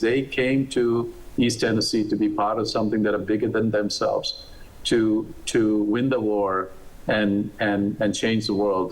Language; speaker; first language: English; non-native, local second language; Malayalam